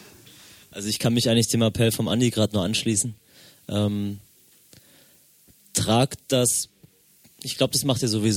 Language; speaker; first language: German; native; German